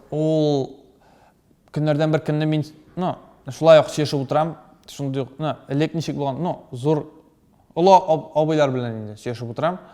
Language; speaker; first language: Tatar; native; Tatar